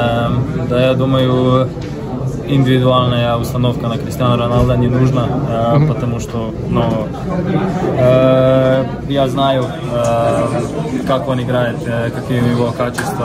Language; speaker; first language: Russian; non-native, fluent; Slovenian